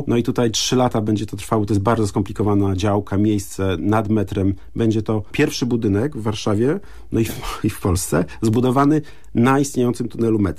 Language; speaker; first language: Polish; native; Polish